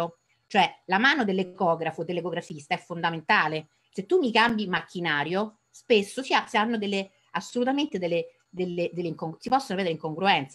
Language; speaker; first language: Italian; native; Italian